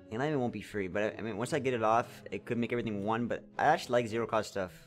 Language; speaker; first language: English; native; English